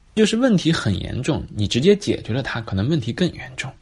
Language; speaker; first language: Chinese; native; Chinese